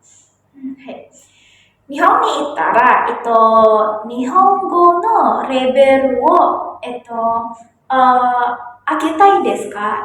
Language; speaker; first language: Japanese; non-native, learner; Indonesian